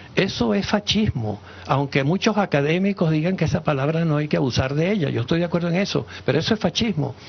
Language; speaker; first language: Spanish; native; Spanish